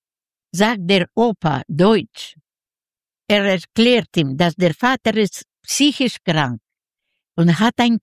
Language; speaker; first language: German; non-native, learner; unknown